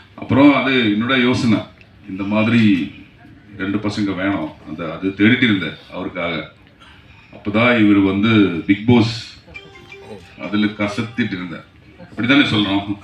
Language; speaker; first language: Tamil; non-native, learner; Malayalam